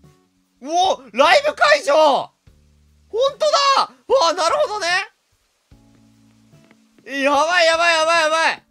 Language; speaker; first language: Japanese; native; Japanese